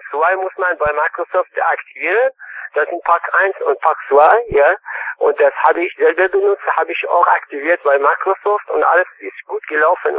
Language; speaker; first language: German; non-native, fluent; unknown